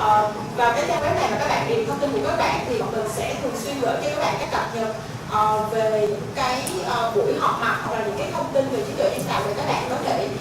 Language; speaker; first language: Vietnamese; native; Vietnamese